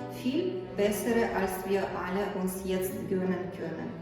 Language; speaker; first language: German; non-native, fluent; Ukrainian